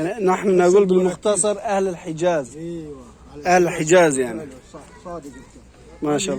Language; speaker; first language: Arabic; non-native, fluent; Turkish